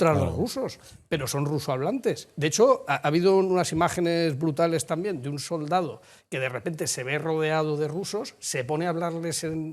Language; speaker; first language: Spanish; native; Spanish